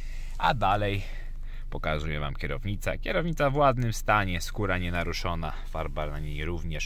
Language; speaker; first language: Polish; native; Polish